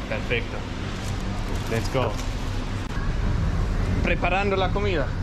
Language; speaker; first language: Spanish; non-native, fluent; English